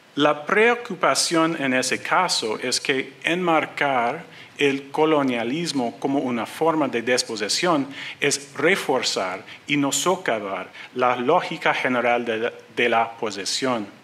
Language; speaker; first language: Spanish; non-native, learner; English